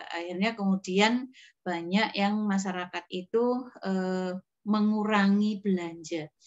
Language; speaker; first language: Indonesian; native; Indonesian